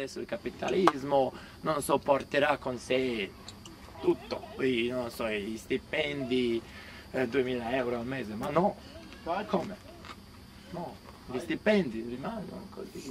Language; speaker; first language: Italian; non-native, fluent; Serbian